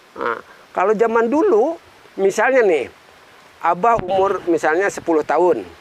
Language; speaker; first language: Indonesian; early bilingual, other home language; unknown